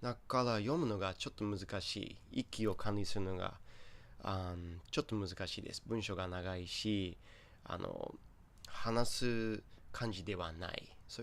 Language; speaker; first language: Japanese; non-native, fluent; English